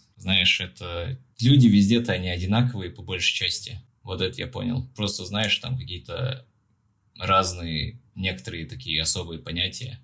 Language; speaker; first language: Russian; non-native, local second language; Tajik